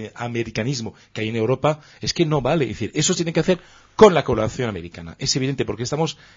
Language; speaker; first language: Spanish; non-native, fluent; French